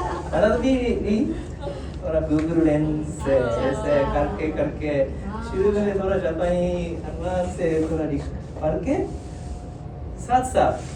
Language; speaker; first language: Hindi; non-native, fluent; Japanese